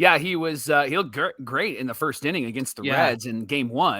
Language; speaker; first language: English; native; English